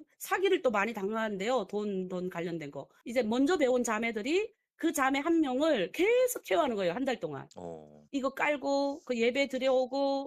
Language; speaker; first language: Korean; native; Korean